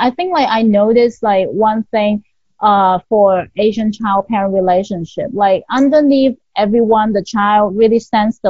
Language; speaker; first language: English; non-native, local second language; Cantonese